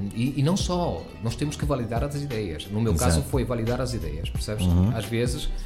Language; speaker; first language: Portuguese; early bilingual, heritage; Spanish